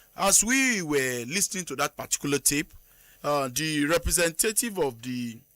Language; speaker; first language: English; non-native, local second language; Yoruba